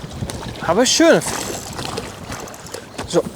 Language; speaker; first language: German; non-native, learner; Dutch